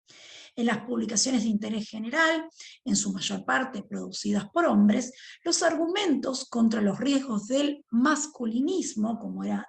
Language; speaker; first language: Spanish; native; Spanish